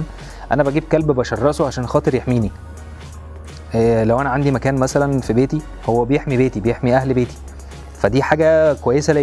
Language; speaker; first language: Arabic; native; Arabic